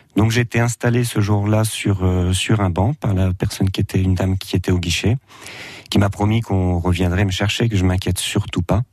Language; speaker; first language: French; native; French